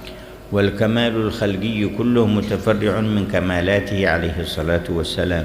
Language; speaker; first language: Arabic; native; Arabic